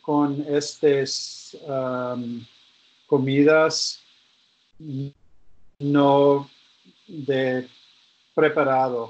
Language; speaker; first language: Spanish; non-native, learner; English